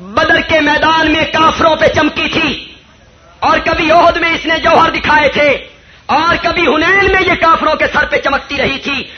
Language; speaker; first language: Urdu; non-native, local second language; Punjabi